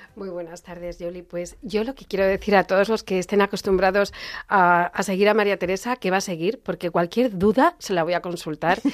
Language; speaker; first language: Spanish; native; Spanish